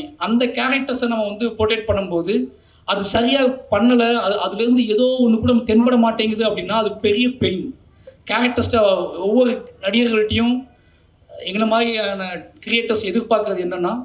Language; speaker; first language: Tamil; native; Tamil